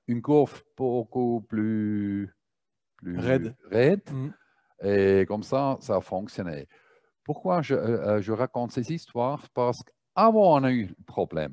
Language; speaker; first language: French; non-native, fluent; German